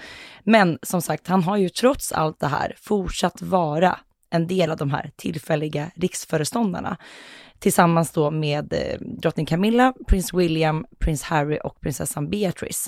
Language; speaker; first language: Swedish; native; Swedish